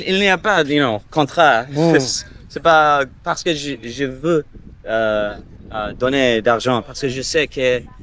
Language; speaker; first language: French; non-native, learner; English